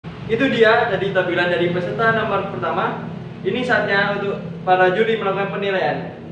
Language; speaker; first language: Indonesian; native; Indonesian